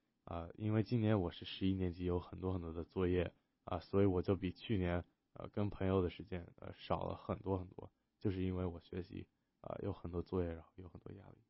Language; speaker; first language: Chinese; early bilingual, heritage; Chinese